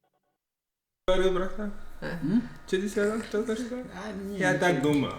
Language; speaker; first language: Russian; non-native, fluent; English